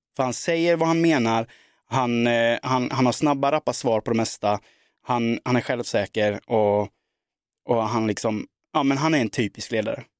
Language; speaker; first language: Swedish; native; Swedish